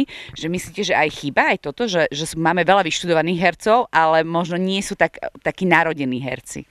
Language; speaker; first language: Slovak; native; Slovak